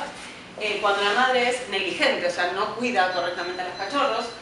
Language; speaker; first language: Spanish; native; Spanish